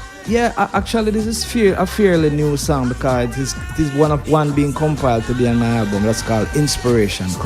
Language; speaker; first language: English; native; English